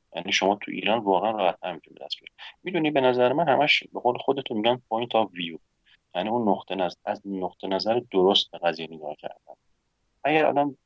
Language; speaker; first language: Persian; native; Persian